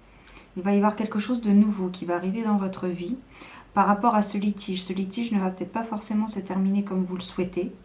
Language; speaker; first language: French; native; French